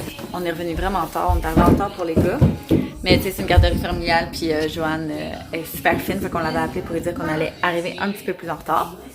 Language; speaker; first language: French; native; French